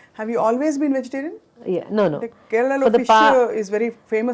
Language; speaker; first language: Telugu; native; Telugu